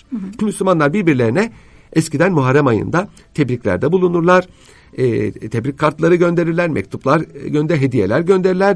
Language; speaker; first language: Turkish; native; Turkish